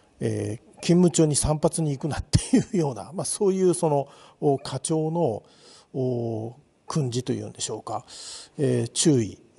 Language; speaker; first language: Japanese; native; Japanese